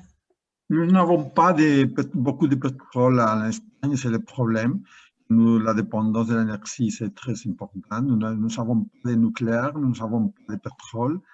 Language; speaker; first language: French; non-native, learner; Spanish